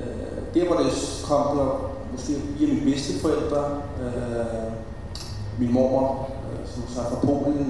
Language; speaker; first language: Danish; early bilingual, other home language; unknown